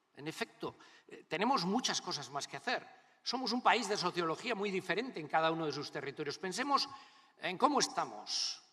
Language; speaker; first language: Spanish; native; Spanish